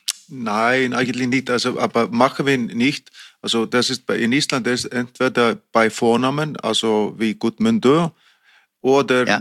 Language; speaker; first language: German; non-native, fluent; Icelandic